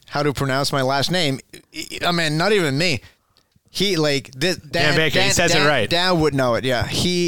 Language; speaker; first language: English; non-native, fluent; Spanish